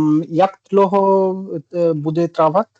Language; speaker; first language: Czech; non-native, learner; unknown